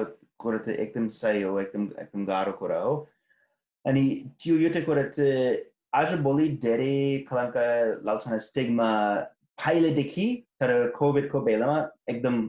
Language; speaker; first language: Nepali; non-native, fluent; English